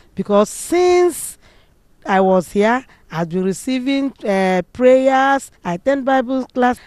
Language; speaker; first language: English; non-native, local second language; Igbo